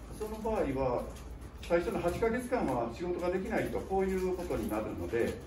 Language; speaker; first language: Japanese; native; Japanese